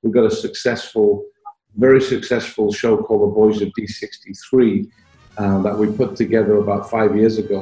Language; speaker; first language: English; native; English